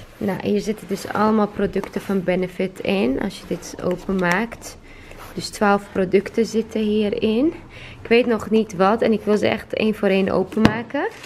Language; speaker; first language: Dutch; non-native, fluent; Chechen